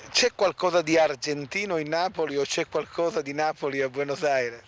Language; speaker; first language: Italian; native; Italian